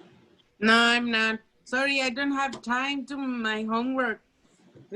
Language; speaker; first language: English; non-native, learner; Spanish